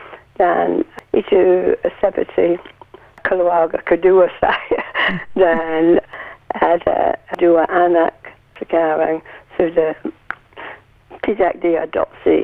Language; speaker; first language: Indonesian; non-native, learner; English